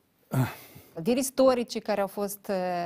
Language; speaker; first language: Romanian; native; Romanian